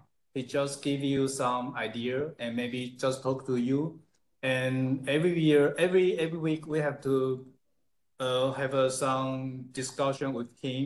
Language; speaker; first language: English; non-native, fluent; Chinese